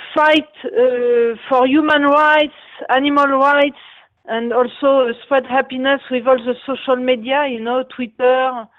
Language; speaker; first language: English; non-native, fluent; French